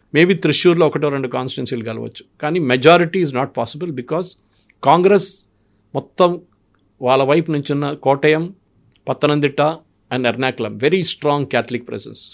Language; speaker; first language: Telugu; non-native, local second language; Malayalam